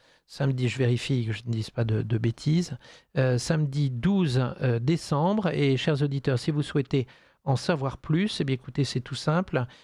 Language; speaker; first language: French; native; French